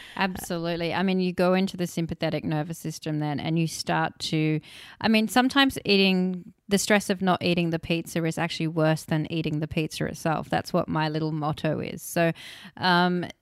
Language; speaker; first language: English; early bilingual, other home language; Hindi